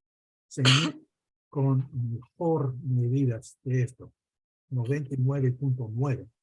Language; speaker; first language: Spanish; non-native, fluent; English